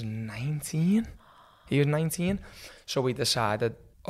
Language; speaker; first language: English; native; English